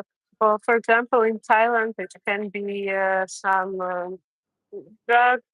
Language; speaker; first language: English; non-native, learner; Russian